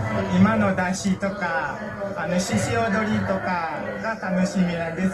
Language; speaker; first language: Japanese; non-native, fluent; Indonesian